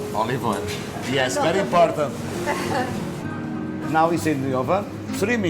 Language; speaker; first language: English; non-native, learner; Portuguese